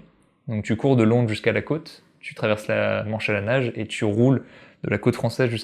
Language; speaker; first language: French; native; French